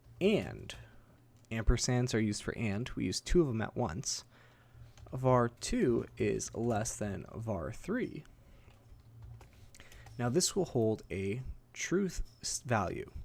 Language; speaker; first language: English; native; English